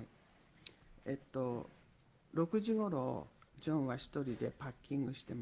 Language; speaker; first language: Japanese; native; Japanese